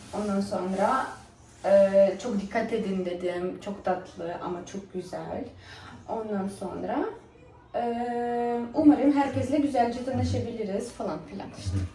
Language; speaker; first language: Turkish; non-native, fluent; Ukrainian